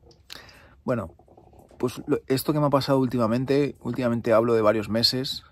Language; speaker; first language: Spanish; native; Spanish